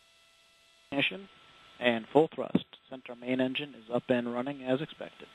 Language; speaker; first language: English; native; English